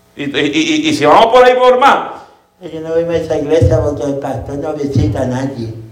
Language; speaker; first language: Spanish; early bilingual, heritage; Spanish